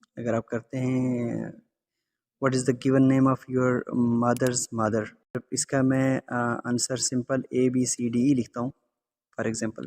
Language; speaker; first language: Urdu; non-native, local second language; Pahari-Potwari